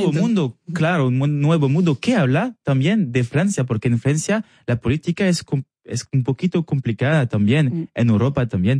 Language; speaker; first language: Spanish; non-native, learner; French